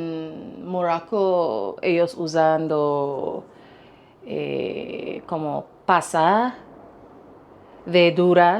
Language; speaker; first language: Spanish; non-native, learner; English